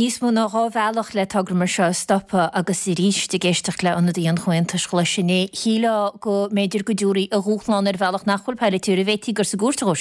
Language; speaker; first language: Irish; native; Irish